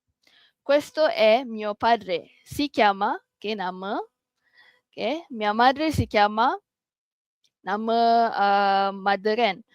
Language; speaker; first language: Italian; non-native, learner; Malay